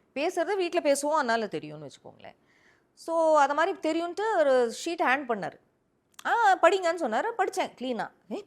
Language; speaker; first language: Tamil; early bilingual, heritage; Tamil